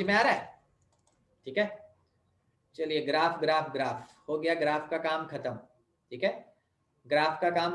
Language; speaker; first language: Hindi; native; Hindi